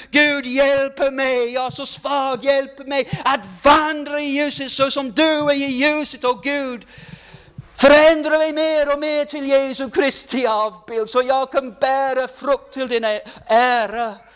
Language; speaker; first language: Swedish; non-native, fluent; English